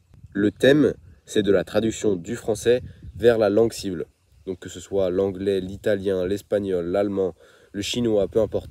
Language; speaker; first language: French; native; French